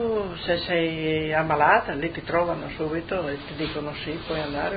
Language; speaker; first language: Italian; native; Italian